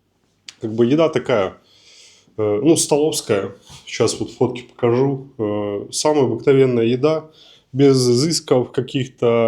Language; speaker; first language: Russian; native; Russian